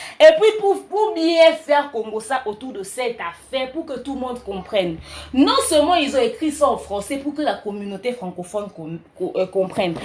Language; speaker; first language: French; non-native, local second language; Lingala